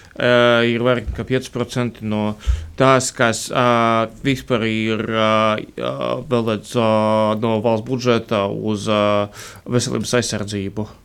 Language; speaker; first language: Latvian; non-native, fluent; Russian